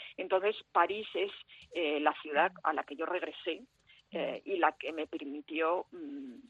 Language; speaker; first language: Spanish; early bilingual, heritage; French